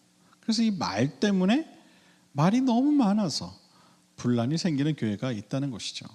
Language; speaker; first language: Korean; native; Korean